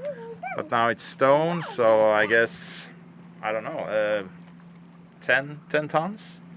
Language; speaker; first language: English; non-native, fluent; Swedish